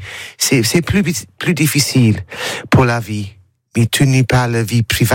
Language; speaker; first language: French; non-native, learner; English